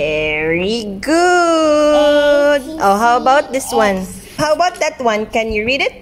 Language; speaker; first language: English; non-native, local second language; Filipino